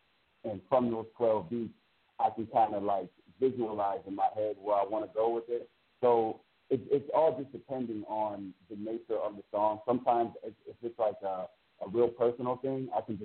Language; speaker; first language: English; native; English